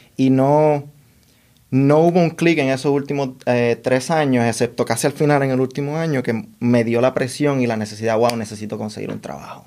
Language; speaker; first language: Spanish; native; Spanish